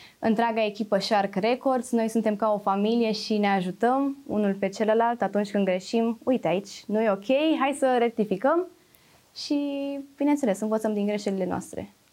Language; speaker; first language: Romanian; native; Romanian